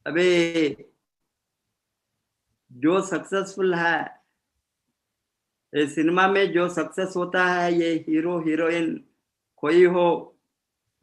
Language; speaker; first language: Hindi; non-native, fluent; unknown